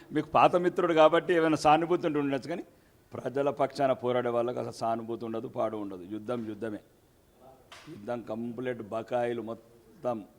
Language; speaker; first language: Telugu; native; Telugu